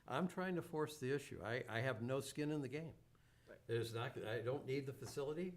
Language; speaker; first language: English; native; English